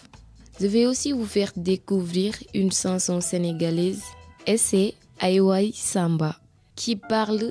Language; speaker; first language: French; non-native, local second language; Wolof